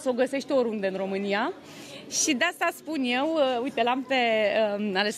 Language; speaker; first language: Romanian; native; Romanian